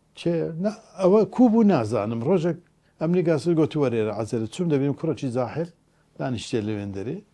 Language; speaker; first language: Central Kurdish; non-native, local second language; Turkish